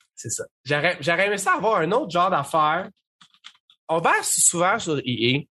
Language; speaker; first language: French; native; French